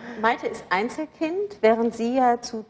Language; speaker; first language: German; native; German